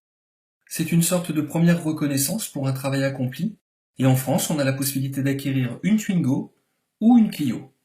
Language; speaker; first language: French; native; French